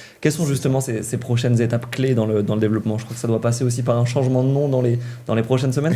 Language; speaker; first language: French; native; French